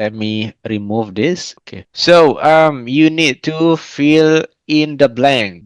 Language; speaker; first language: English; non-native, fluent; Indonesian